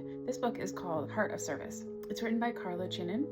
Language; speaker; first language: English; native; English